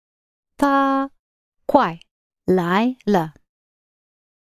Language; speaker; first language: Chinese; non-native, learner; English